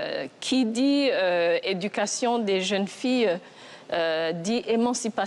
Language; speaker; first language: French; non-native, local second language; Kinyarwanda